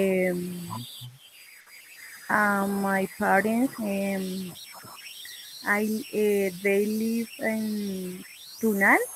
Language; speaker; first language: English; non-native, learner; Spanish